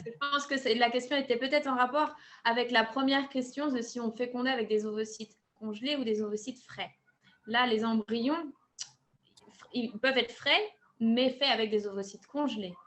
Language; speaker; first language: French; native; French